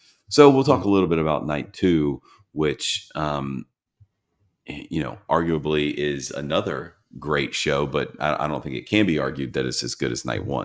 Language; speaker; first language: English; native; English